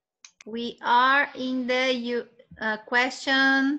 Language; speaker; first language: English; non-native, fluent; Portuguese